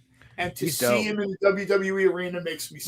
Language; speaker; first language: English; native; English